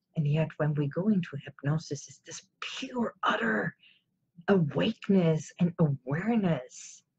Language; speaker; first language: English; non-native, fluent; Armenian